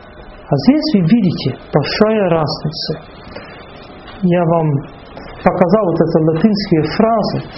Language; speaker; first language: Russian; non-native, fluent; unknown